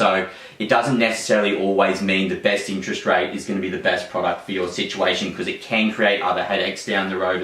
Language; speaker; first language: English; native; English